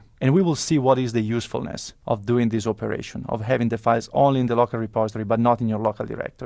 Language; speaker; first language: English; non-native, fluent; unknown